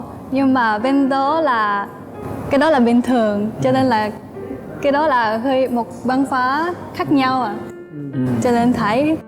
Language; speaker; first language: Vietnamese; non-native, fluent; Japanese